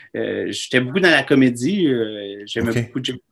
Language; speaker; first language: French; native; French